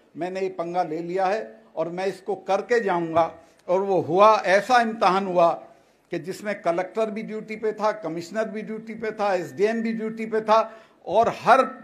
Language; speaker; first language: Hindi; native; Hindi